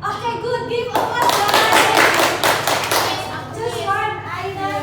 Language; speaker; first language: English; non-native, learner; Indonesian